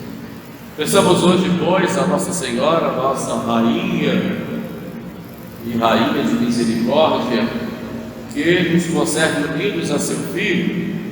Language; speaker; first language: Portuguese; native; Portuguese